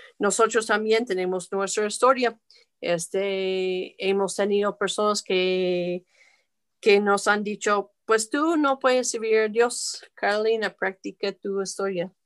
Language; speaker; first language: Spanish; non-native, fluent; English